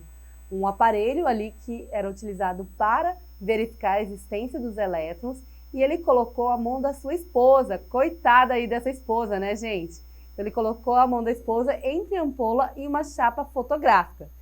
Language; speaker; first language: Portuguese; native; Portuguese